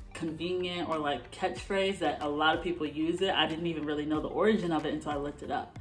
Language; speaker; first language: English; native; English